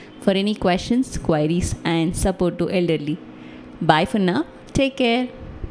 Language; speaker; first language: English; non-native, local second language; Kannada